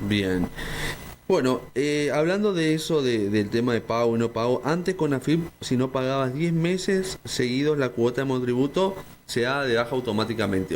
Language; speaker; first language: Spanish; native; Spanish